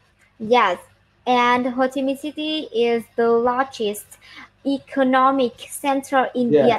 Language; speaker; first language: English; non-native, learner; Vietnamese